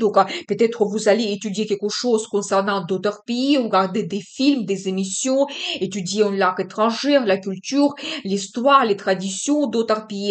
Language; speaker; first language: French; non-native, fluent; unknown